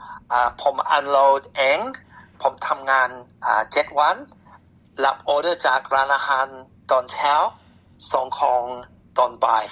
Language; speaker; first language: Thai; non-native, fluent; English